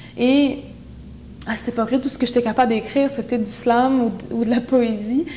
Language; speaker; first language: French; non-native, local second language; Innu-aimun